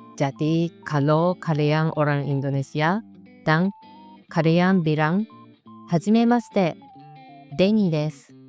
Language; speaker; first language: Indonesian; non-native, fluent; Japanese